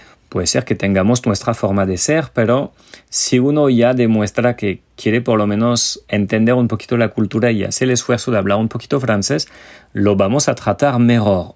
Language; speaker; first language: Spanish; non-native, fluent; French